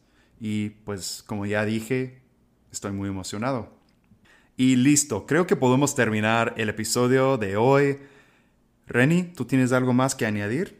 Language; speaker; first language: Spanish; non-native, fluent; English